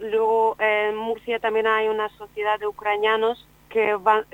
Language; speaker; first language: Spanish; non-native, fluent; Ukrainian